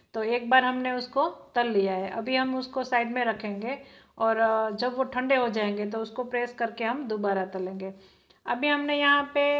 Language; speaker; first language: Hindi; non-native, local second language; Gujarati